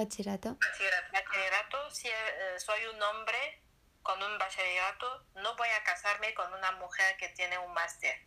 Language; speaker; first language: Spanish; non-native, learner; French